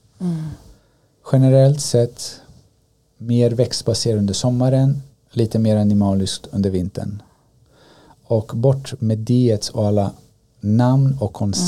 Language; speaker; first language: Swedish; early bilingual, other home language; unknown